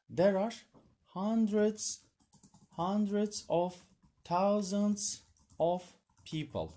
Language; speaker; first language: English; non-native, fluent; Turkish